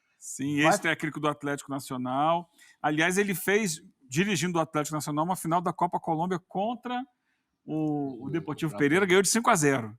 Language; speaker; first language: Portuguese; native; Portuguese